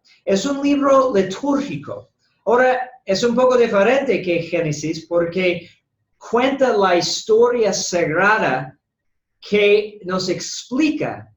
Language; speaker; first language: Spanish; non-native, fluent; English